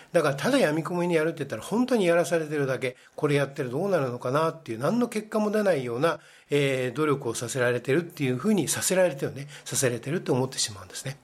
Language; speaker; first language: Japanese; native; Japanese